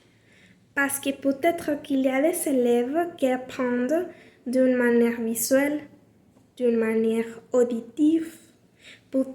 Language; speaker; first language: French; non-native, learner; Spanish